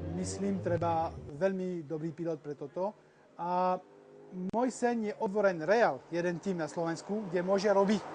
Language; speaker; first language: Slovak; non-native, learner; French